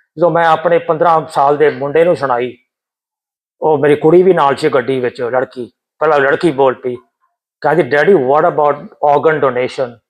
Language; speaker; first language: Punjabi; early bilingual, heritage; Punjabi